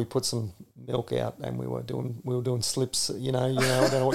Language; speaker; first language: English; native; English